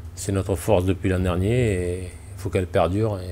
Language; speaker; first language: French; native; French